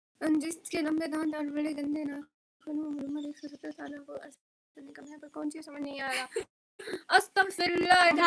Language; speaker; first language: Urdu; non-native, local second language; Punjabi